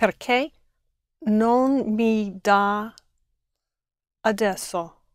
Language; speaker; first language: Italian; non-native, learner; English